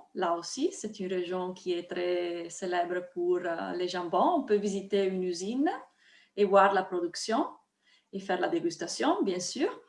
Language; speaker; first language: French; non-native, fluent; Italian